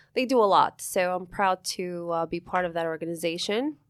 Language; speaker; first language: English; early bilingual, other home language; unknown